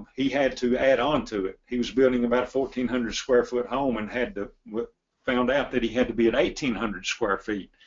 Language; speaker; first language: English; native; English